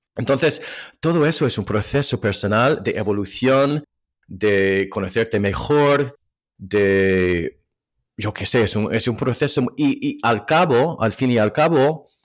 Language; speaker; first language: Spanish; non-native, fluent; English